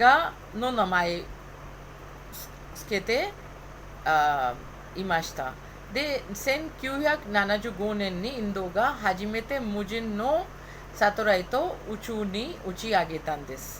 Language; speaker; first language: Japanese; non-native, fluent; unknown